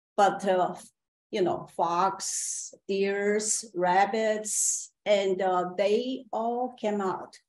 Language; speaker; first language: English; non-native, fluent; Chinese